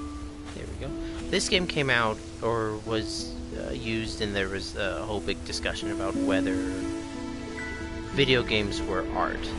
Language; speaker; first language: English; native; English